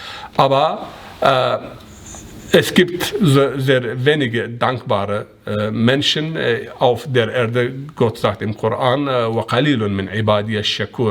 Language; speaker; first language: German; non-native, learner; Persian